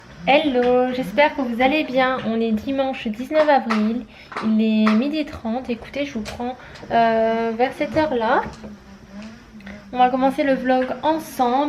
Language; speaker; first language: French; native; French